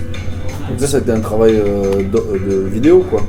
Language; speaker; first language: French; native; French